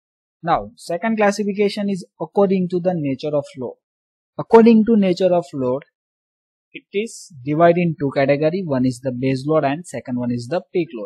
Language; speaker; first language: English; non-native, local second language; Gujarati